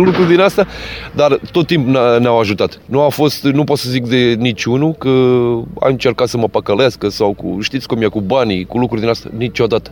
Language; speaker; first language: Romanian; non-native, fluent; Portuguese